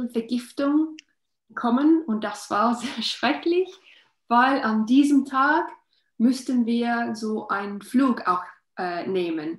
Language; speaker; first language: German; non-native, learner; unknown